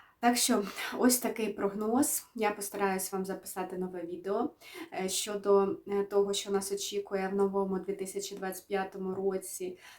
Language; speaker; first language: Ukrainian; native; Ukrainian